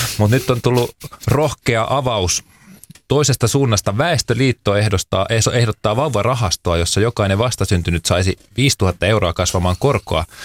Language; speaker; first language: Finnish; native; Finnish